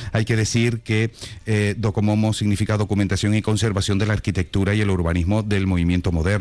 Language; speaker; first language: Spanish; native; Spanish